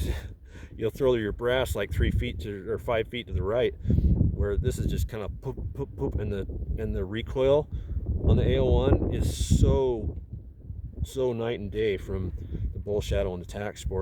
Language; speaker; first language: English; native; English